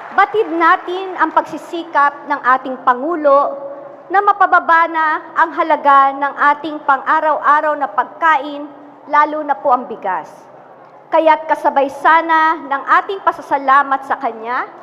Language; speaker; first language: Filipino; native; Filipino